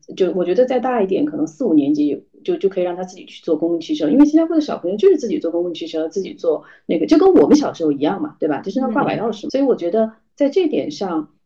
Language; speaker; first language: Chinese; native; Chinese